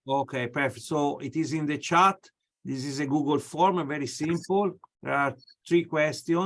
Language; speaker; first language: English; non-native, fluent; Italian